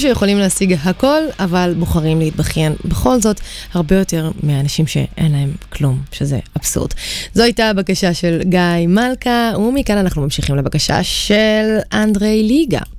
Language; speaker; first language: Hebrew; native; Hebrew